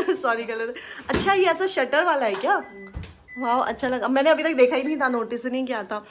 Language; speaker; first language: Hindi; native; Hindi